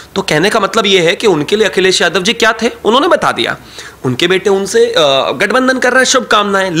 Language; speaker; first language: Hindi; native; Hindi